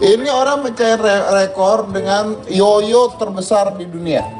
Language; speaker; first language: Indonesian; native; Indonesian